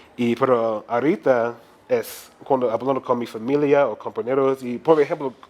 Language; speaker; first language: Spanish; non-native, learner; English